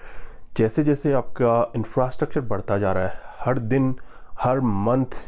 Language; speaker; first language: Hindi; native; Hindi